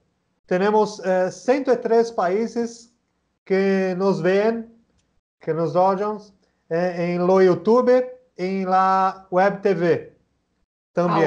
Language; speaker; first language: Spanish; non-native, learner; Portuguese